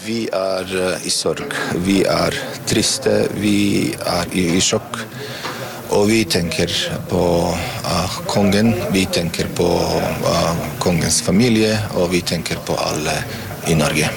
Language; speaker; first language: Norwegian; non-native, fluent; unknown